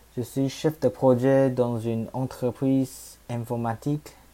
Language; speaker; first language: French; non-native, learner; Chinese